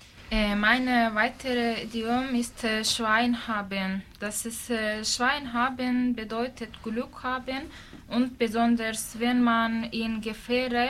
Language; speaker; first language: German; non-native, learner; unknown